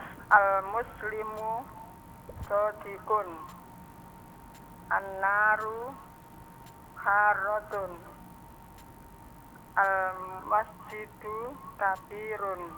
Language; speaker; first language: Arabic; non-native, learner; Indonesian